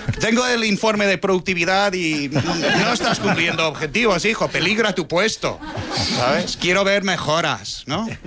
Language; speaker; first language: Spanish; non-native, fluent; English